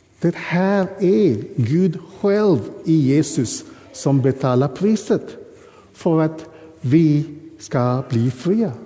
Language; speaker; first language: Swedish; non-native, fluent; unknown